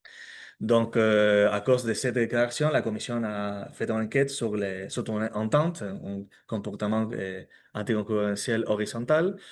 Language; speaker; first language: French; non-native, fluent; Spanish